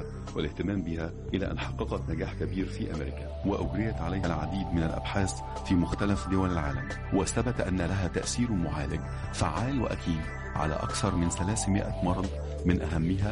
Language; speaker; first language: Arabic; native; Arabic